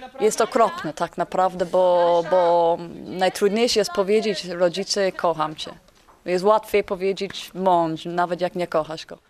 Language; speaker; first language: Polish; non-native, fluent; English